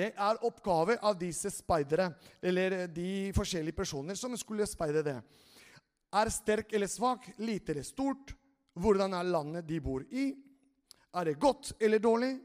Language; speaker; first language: Norwegian; non-native, fluent; Spanish